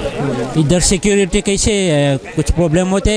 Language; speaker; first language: Hindi; non-native, learner; Gujarati